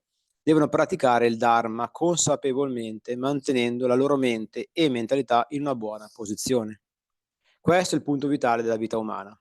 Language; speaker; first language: Italian; native; Italian